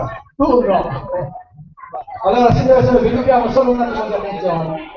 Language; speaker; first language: Italian; native; Italian